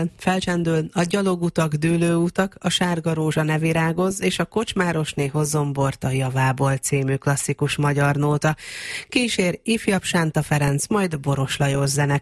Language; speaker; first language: Hungarian; native; Hungarian